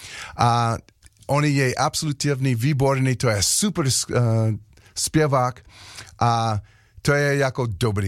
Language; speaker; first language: Czech; non-native, learner; English